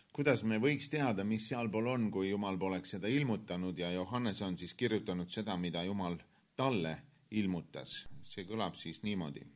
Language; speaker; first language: Estonian; native; Estonian